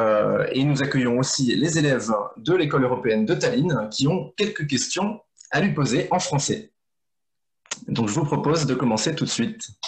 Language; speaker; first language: French; native; French